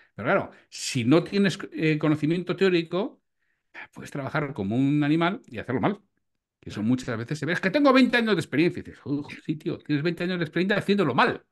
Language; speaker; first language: Spanish; native; Spanish